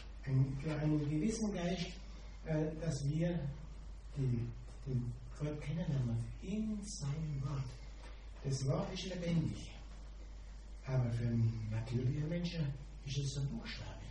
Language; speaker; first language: German; non-native, fluent; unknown